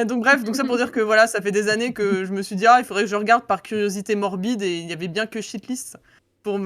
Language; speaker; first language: French; native; French